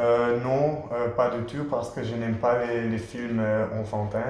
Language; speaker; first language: French; non-native, learner; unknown